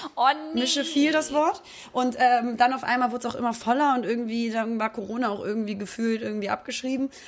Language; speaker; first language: German; native; German